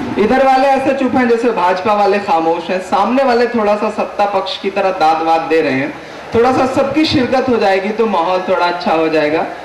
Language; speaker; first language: Hindi; native; Hindi